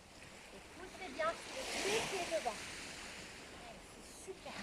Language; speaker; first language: French; native; French